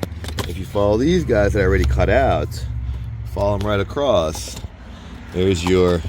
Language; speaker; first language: English; native; English